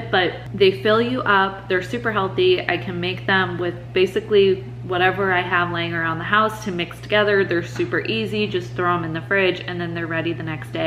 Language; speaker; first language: English; native; English